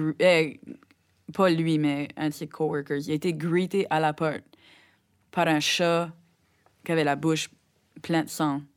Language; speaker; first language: French; native; French